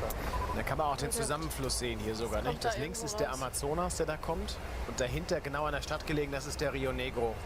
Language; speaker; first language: German; native; German